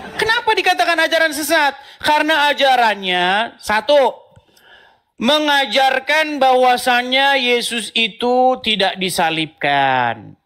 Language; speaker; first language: Indonesian; native; Indonesian